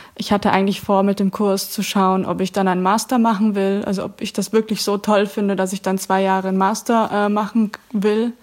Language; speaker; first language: German; native; German